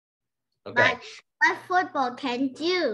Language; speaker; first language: English; non-native, learner; Vietnamese